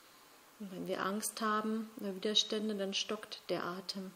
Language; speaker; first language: German; native; German